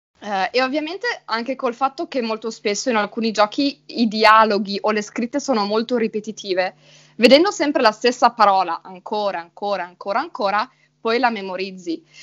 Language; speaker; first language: Italian; native; Italian